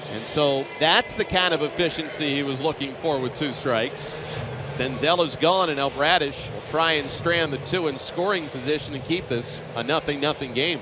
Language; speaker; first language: English; native; English